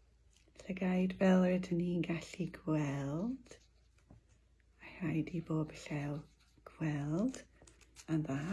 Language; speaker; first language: Welsh; non-native, local second language; English